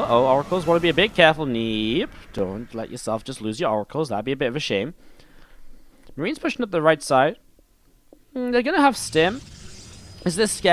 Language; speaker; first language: English; native; English